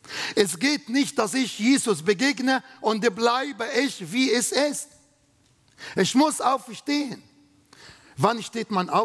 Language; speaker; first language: German; non-native, fluent; Arabic